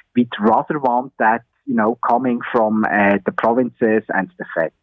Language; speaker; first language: English; non-native, fluent; German